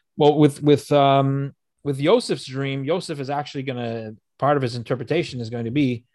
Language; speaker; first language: English; native; English